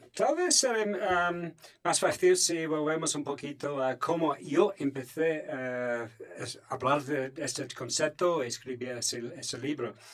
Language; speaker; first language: Spanish; non-native, fluent; English